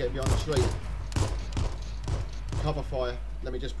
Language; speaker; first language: English; native; English